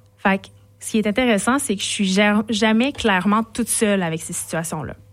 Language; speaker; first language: French; native; French